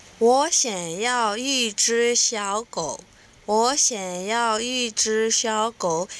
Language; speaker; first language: Chinese; non-native, fluent; Burmese